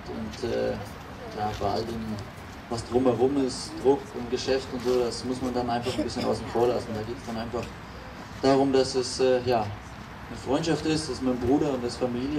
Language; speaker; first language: German; native; German